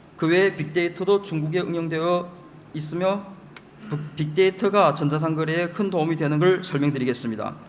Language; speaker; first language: Korean; early bilingual, heritage; Chinese